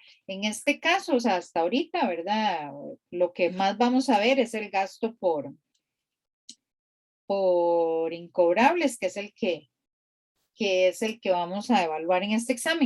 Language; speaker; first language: Spanish; native; Spanish